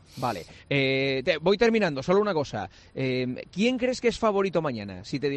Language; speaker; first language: Spanish; native; Spanish